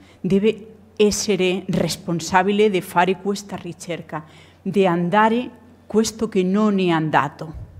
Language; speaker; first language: Italian; non-native, learner; Spanish